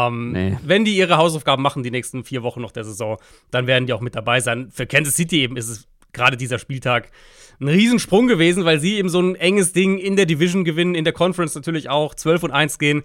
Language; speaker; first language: German; native; German